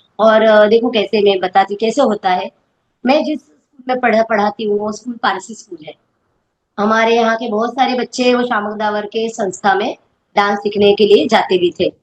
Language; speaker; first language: Hindi; non-native, local second language; Marathi